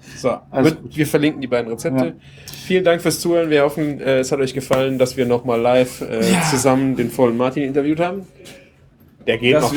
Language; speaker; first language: German; native; German